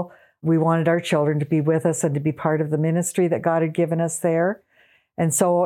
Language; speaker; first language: English; native; English